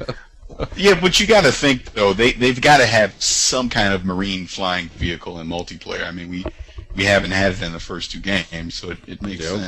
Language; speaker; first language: English; native; English